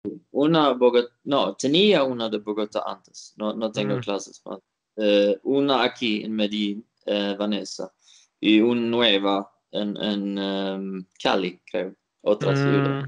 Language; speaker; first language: Spanish; non-native, learner; Swedish